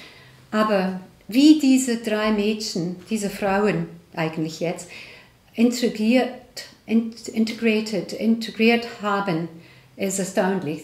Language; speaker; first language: German; non-native, learner; English